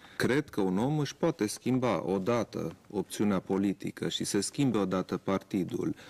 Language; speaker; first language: Romanian; non-native, local second language; German